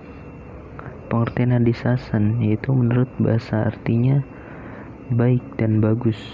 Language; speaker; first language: Indonesian; native; Indonesian